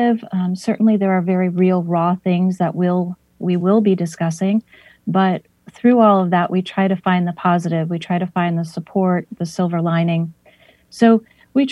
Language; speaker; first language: English; native; English